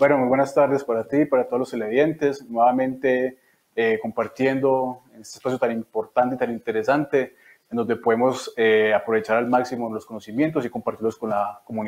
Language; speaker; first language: Spanish; native; Spanish